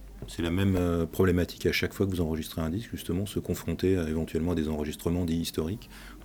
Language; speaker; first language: French; native; French